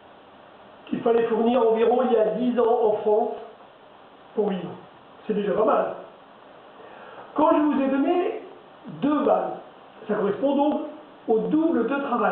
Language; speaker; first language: French; native; French